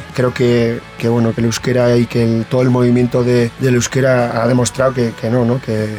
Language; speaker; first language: Spanish; non-native, local second language; Basque